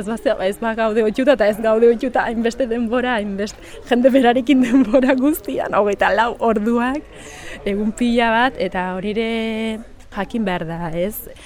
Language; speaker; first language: Basque; early bilingual, other home language; Sidamo